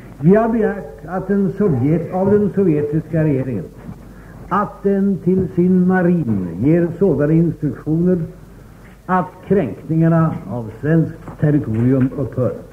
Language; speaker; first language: Swedish; native; Swedish